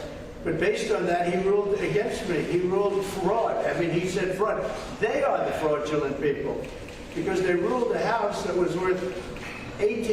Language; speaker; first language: English; native; English